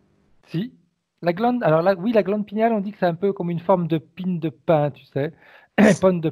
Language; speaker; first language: French; native; French